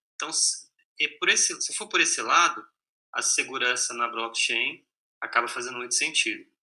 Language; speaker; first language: Portuguese; native; Portuguese